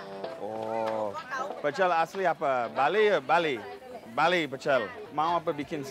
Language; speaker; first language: Indonesian; non-native, learner; English